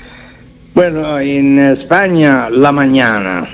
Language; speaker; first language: Spanish; non-native, fluent; Italian